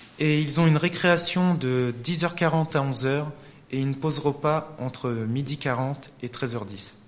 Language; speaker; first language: French; native; French